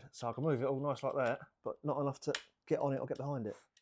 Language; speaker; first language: English; native; English